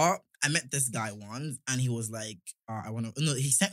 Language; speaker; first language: English; non-native, local second language; Yoruba